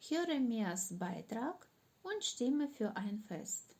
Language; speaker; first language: German; non-native, fluent; Ukrainian